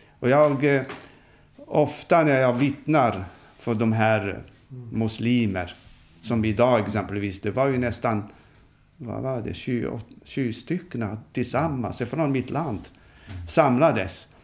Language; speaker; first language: Swedish; non-native, fluent; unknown